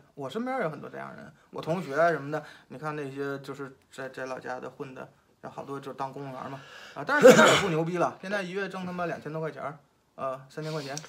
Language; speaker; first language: Chinese; native; Chinese